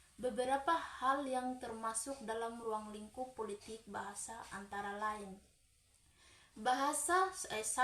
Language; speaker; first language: Indonesian; non-native, local second language; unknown